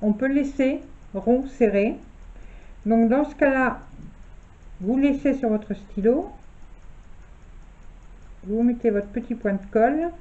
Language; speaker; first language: French; native; French